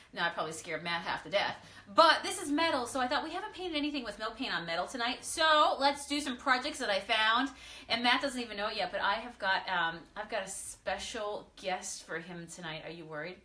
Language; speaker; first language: English; native; English